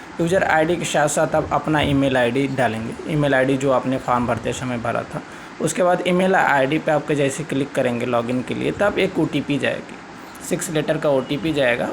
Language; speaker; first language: Hindi; native; Hindi